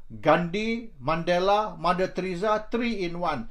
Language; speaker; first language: English; non-native, local second language; Malay